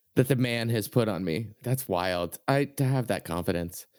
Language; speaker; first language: English; native; English